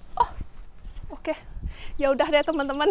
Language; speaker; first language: Indonesian; native; Indonesian